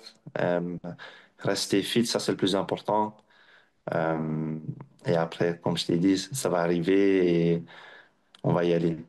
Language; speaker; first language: French; non-native, local second language; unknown